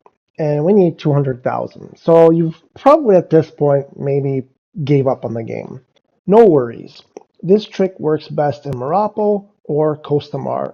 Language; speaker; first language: English; native; English